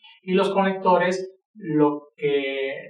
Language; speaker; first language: Spanish; native; Spanish